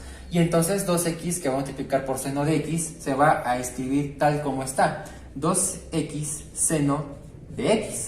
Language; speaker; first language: Spanish; native; Spanish